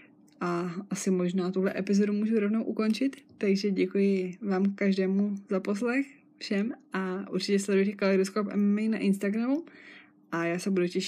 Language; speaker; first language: Czech; native; Czech